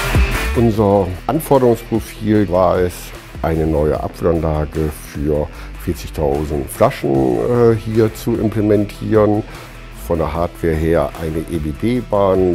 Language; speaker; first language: German; native; German